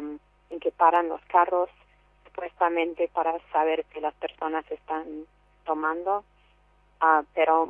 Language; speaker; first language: Spanish; non-native, fluent; English